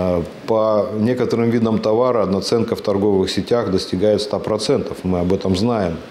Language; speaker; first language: Russian; native; Russian